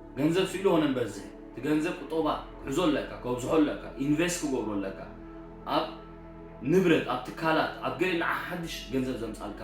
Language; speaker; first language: Tigrinya; early bilingual, heritage; Tigrinya